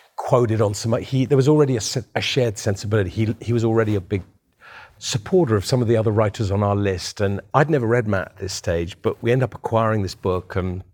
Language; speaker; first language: English; native; English